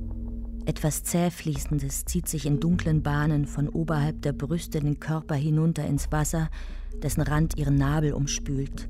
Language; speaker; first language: German; native; German